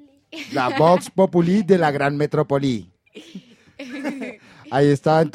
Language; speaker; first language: Spanish; native; Spanish